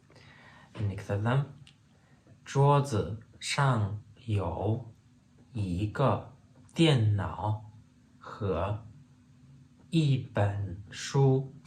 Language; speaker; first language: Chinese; non-native, fluent; Turkmen